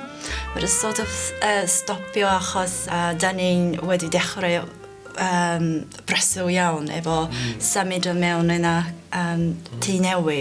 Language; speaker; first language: Welsh; non-native, learner; Japanese